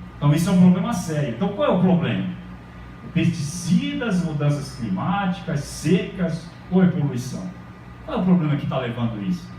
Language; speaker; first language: Portuguese; early bilingual, other home language; Japanese